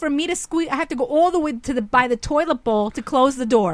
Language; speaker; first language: English; early bilingual, other home language; Spanish